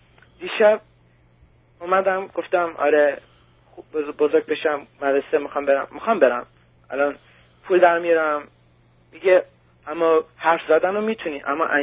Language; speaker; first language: Persian; early bilingual, heritage; Persian